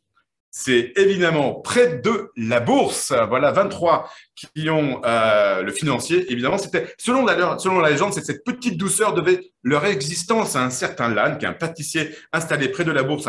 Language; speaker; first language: French; native; French